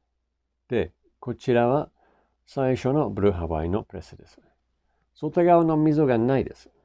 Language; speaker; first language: Japanese; non-native, fluent; English